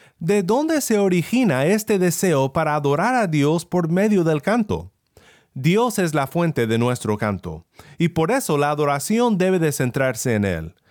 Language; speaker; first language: Spanish; non-native, fluent; English